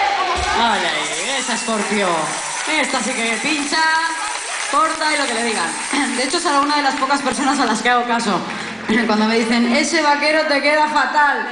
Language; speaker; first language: Spanish; native; Spanish